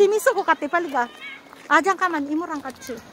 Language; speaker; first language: Korean; non-native, learner; Filipino